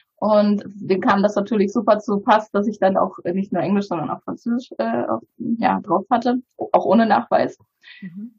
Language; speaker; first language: German; early bilingual, other home language; Bulgarian